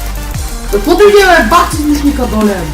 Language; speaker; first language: Bulgarian; native; Bulgarian